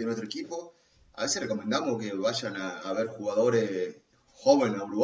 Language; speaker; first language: Spanish; native; Spanish